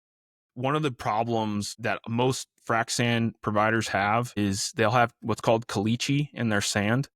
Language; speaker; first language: English; native; English